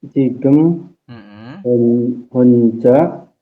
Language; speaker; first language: Korean; non-native, learner; Indonesian